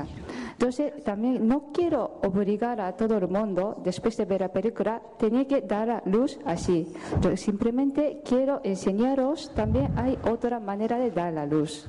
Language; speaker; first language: Spanish; non-native, fluent; Japanese